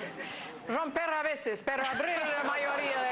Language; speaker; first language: Spanish; non-native, fluent; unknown